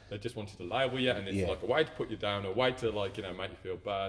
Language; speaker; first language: English; native; English